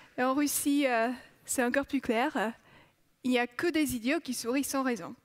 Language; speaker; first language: French; non-native, fluent; Polish